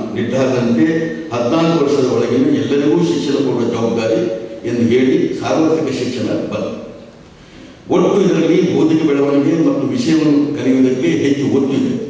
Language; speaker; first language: Kannada; non-native, local second language; Tulu